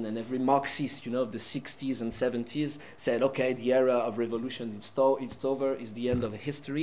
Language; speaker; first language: English; non-native, fluent; French